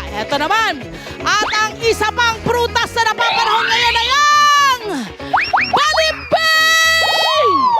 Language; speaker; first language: Filipino; native; Filipino